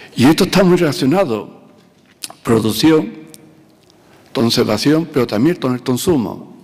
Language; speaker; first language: Spanish; native; Spanish